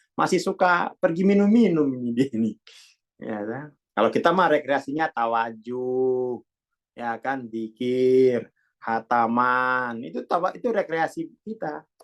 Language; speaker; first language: Indonesian; non-native, local second language; Javanese